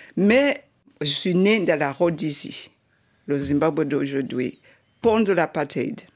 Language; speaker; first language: French; non-native, fluent; Shona